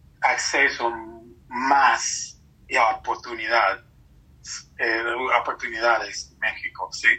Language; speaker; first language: Spanish; non-native, learner; English